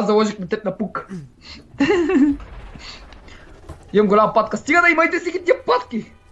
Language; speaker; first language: Bulgarian; native; Bulgarian